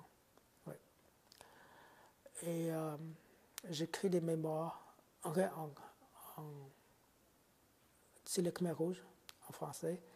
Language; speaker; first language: French; non-native, fluent; Khmer